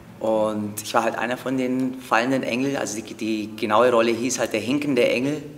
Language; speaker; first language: German; early bilingual, other home language; Turkish